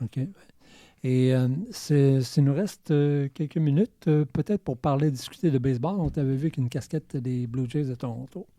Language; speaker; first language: French; native; French